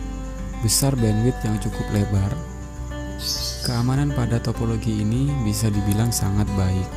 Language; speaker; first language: Indonesian; native; Indonesian